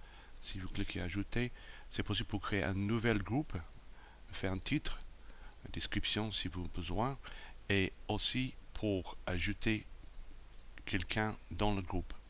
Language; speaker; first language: French; non-native, learner; English